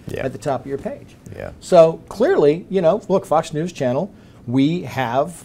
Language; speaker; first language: English; native; English